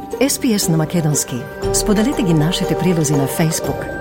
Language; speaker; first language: Macedonian; native; Macedonian